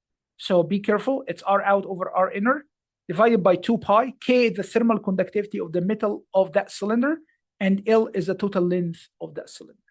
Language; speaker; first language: English; non-native, fluent; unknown